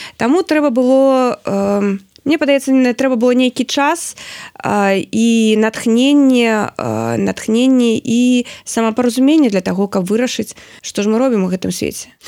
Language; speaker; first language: Belarusian; non-native, local second language; Russian